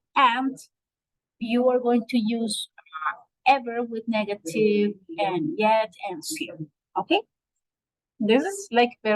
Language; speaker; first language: English; non-native, fluent; Spanish